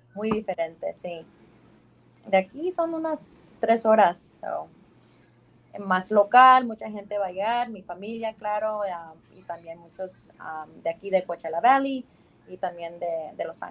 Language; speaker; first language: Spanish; early bilingual, heritage; Spanish